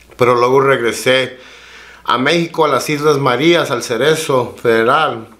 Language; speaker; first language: Spanish; early bilingual, heritage; Spanish